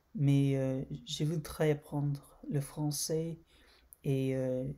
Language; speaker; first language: French; non-native, learner; English